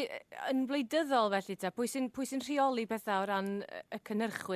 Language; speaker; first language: Welsh; native; Welsh